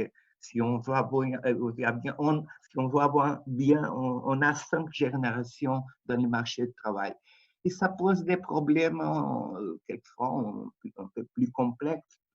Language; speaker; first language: French; non-native, fluent; Portuguese